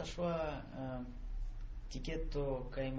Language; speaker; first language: Japanese; non-native, learner; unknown